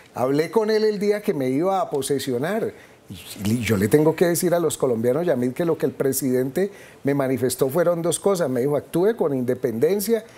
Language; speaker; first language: Spanish; native; Spanish